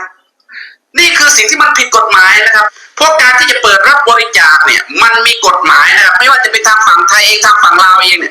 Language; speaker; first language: Thai; native; Thai